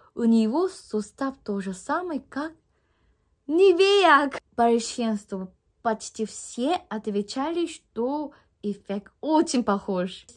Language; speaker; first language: Russian; non-native, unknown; Korean